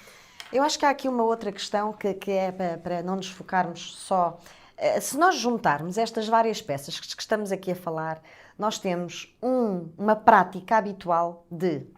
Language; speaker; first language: Portuguese; native; Portuguese